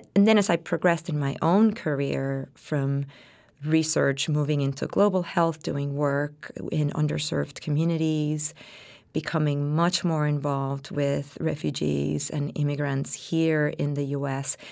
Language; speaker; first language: English; non-native, fluent; Spanish